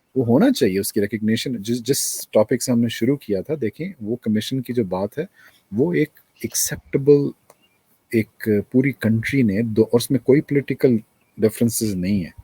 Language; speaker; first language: Urdu; native; Urdu